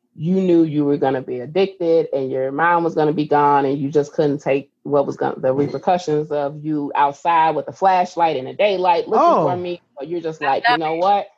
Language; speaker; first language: English; native; English